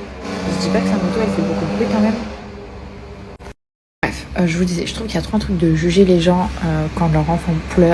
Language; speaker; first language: French; native; French